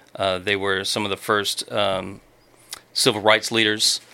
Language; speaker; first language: English; native; English